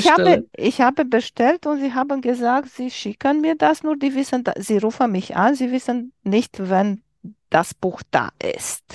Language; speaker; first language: German; non-native, learner; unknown